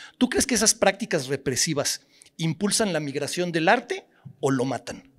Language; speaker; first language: Spanish; native; Spanish